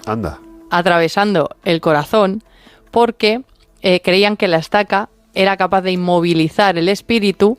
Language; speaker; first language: Spanish; native; Spanish